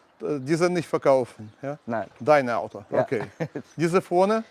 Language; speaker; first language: German; non-native, learner; Ukrainian